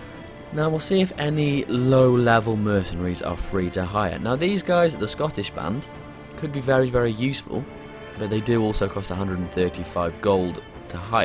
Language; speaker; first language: English; native; English